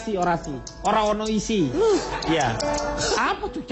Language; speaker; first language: Indonesian; native; Indonesian